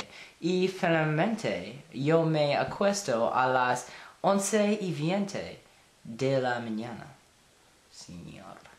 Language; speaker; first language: Spanish; non-native, learner; English